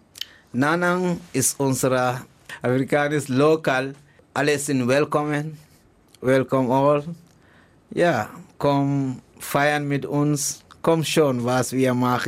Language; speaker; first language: German; non-native, learner; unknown